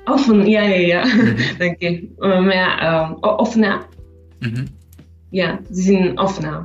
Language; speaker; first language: German; non-native, learner; Slovak